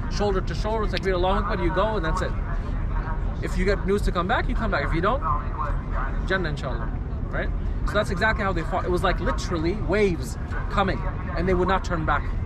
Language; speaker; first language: English; native; English